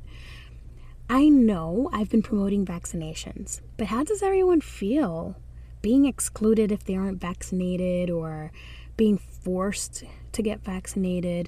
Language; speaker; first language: English; non-native, fluent; Spanish